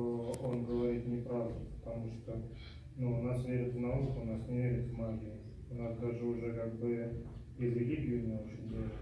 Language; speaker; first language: Russian; native; Russian